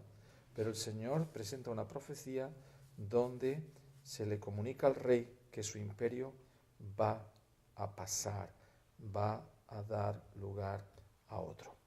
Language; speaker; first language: Spanish; native; Spanish